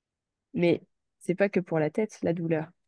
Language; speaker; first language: French; native; French